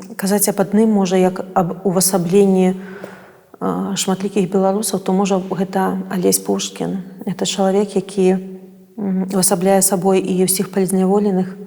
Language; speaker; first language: Belarusian; non-native, local second language; Russian